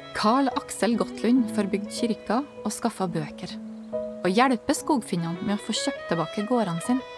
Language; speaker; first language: Norwegian; native; Norwegian